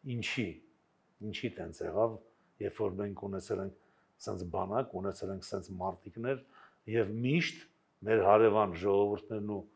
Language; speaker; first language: Armenian; native; Armenian